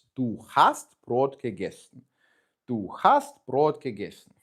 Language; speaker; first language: German; non-native, fluent; Ukrainian